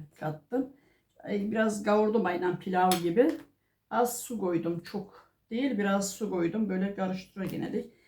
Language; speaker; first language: Turkish; native; Turkish